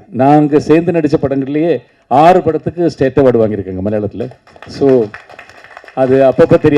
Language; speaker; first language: Tamil; non-native, local second language; Malayalam